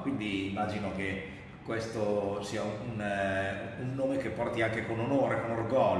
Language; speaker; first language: Italian; native; Italian